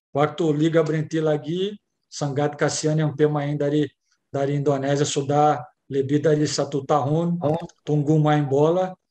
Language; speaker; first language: Indonesian; non-native, learner; Portuguese